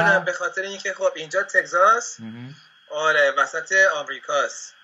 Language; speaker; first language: Persian; non-native, fluent; Spanish